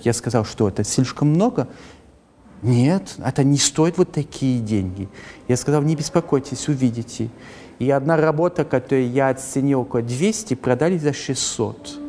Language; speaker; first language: Russian; early bilingual, heritage; Russian